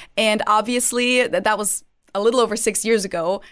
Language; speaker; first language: English; non-native, fluent; German